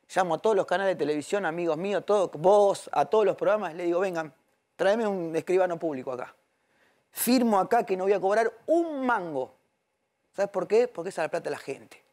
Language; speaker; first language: Spanish; native; Spanish